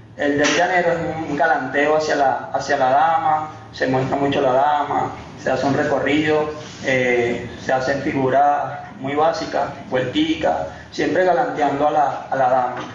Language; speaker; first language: Spanish; native; Spanish